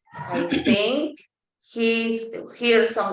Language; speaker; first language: English; non-native, fluent; Spanish